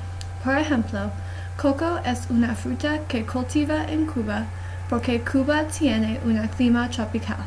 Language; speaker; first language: Spanish; non-native, learner; English